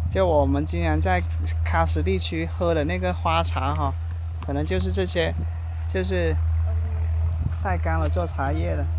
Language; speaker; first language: Chinese; native; Chinese